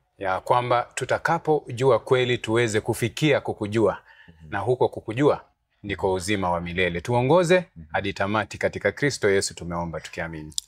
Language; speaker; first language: Swahili; non-native, local second language; Luo (Kenya and Tanzania)